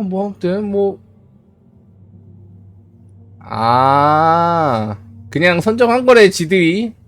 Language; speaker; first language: Korean; native; Korean